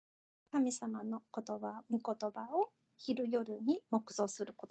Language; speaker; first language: Japanese; non-native, fluent; Korean